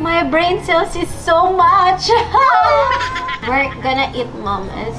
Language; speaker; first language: English; non-native, local second language; Filipino